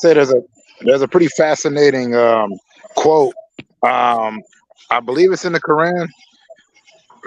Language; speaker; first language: English; native; English